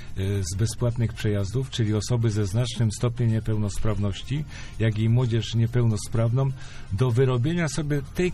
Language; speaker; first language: Polish; native; Polish